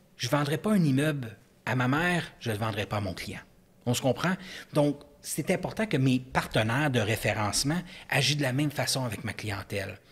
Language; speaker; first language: French; native; French